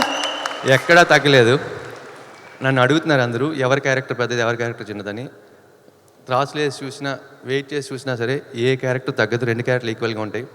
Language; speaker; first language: Telugu; native; Telugu